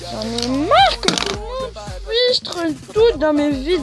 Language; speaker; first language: French; native; French